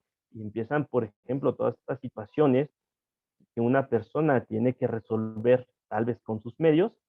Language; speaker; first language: Spanish; native; Spanish